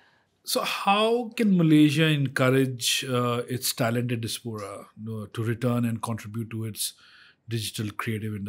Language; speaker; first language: English; non-native, local second language; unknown